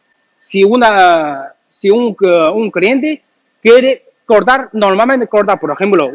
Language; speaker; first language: Spanish; non-native, learner; Chinese